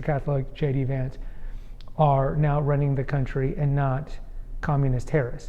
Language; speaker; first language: English; native; English